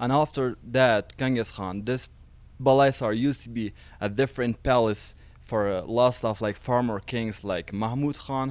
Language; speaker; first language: English; non-native, learner; Persian